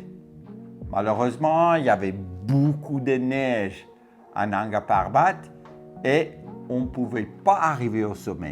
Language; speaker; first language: French; non-native, fluent; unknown